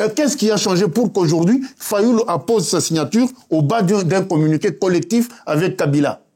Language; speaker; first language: French; non-native, local second language; Luba-Lulua